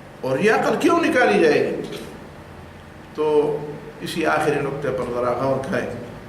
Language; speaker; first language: Urdu; non-native, local second language; Pashto